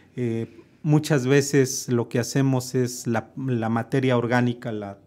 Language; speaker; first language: Spanish; native; Spanish